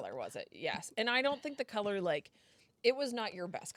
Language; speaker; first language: English; native; English